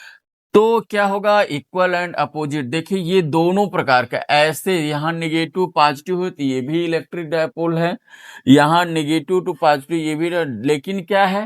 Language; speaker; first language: Hindi; native; Hindi